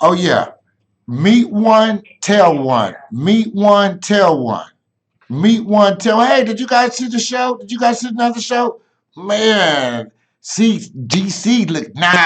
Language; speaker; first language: English; native; English